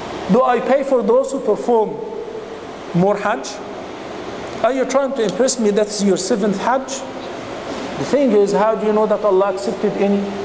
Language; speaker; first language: English; non-native, fluent; Arabic